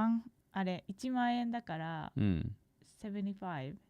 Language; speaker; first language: Japanese; native; Japanese